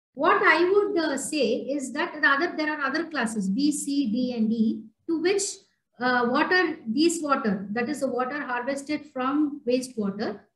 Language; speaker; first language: English; non-native, local second language; Tamil